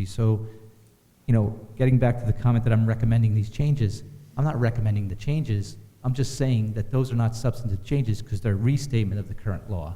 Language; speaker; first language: English; native; English